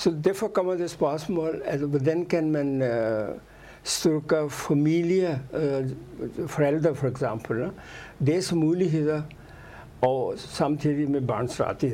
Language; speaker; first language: Danish; non-native, fluent; Urdu